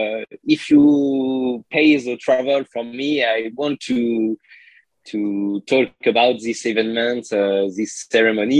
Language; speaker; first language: English; non-native, learner; French